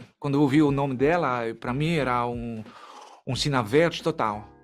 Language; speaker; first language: Portuguese; non-native, fluent; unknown